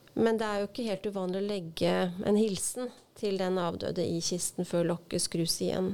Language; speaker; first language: Norwegian; native; Norwegian